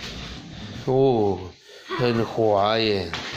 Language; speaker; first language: Chinese; native; Chinese